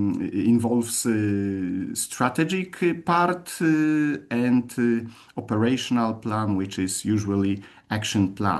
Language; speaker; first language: English; non-native, fluent; Polish